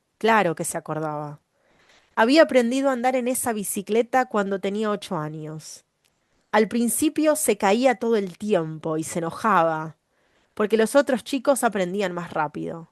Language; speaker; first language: Spanish; native; Spanish